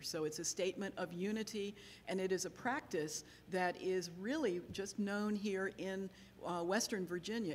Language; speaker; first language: English; native; English